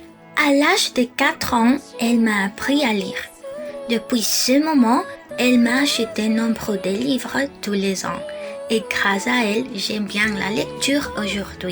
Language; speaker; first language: French; non-native, learner; Spanish